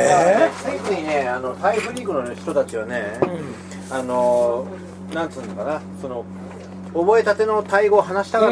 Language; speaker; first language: Japanese; native; Japanese